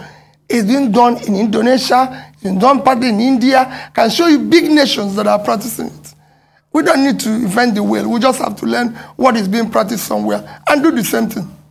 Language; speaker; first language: English; non-native, local second language; Igbo